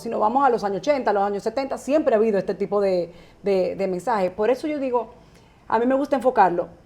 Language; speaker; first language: Spanish; native; Spanish